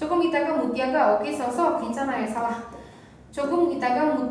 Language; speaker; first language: Korean; non-native, fluent; Indonesian